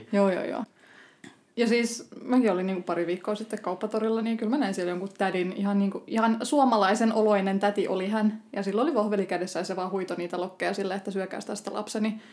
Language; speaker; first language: Finnish; early bilingual, other home language; Romanian